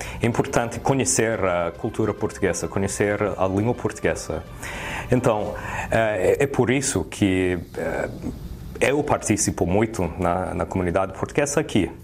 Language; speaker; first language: Portuguese; early bilingual, heritage; English